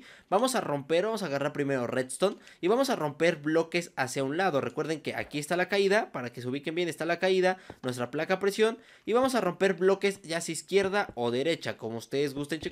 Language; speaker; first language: Spanish; native; Spanish